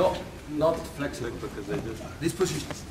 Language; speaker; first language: English; non-native, learner; German